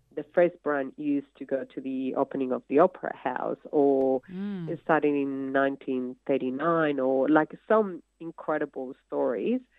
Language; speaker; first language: English; non-native, fluent; Spanish